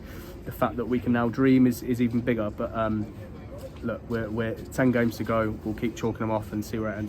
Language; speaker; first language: English; native; English